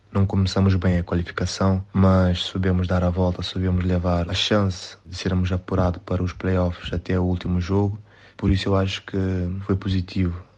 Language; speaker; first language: Portuguese; non-native, local second language; Kabuverdianu